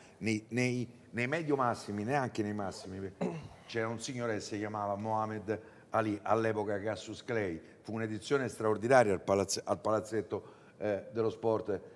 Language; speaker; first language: Italian; native; Italian